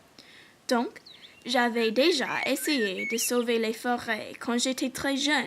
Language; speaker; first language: French; non-native, learner; English